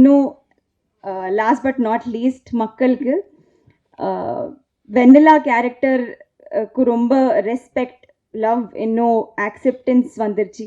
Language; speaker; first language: Tamil; non-native, learner; Telugu